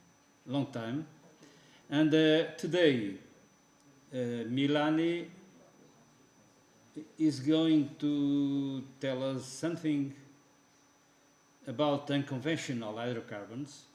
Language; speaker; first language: English; non-native, fluent; Portuguese